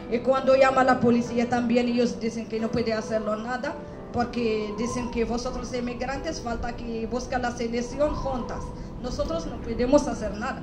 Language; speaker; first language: Spanish; non-native, learner; Arabic